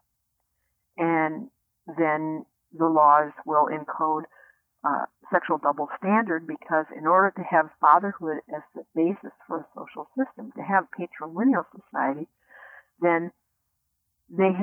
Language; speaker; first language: English; native; English